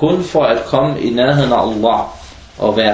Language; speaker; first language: Danish; early bilingual, other home language; Arabic